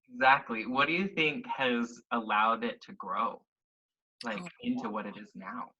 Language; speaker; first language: English; native; English